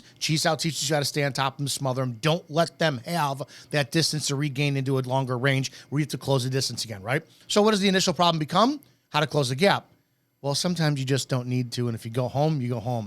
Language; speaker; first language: English; native; English